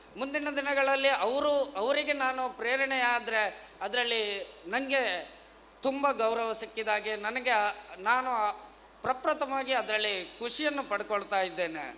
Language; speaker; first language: Kannada; native; Kannada